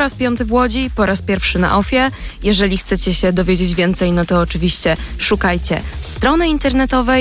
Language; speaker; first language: Polish; native; Polish